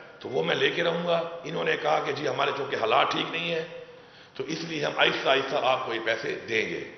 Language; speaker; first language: Urdu; non-native, local second language; Pashto